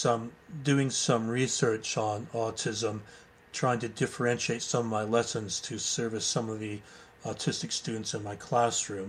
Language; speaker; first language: English; native; English